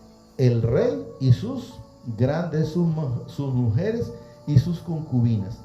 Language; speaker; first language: Spanish; native; Spanish